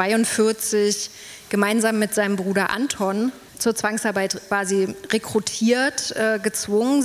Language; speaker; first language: German; native; German